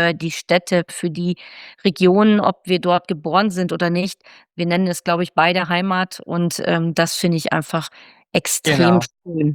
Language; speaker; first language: German; native; German